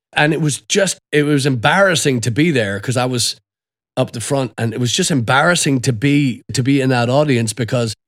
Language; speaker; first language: English; native; English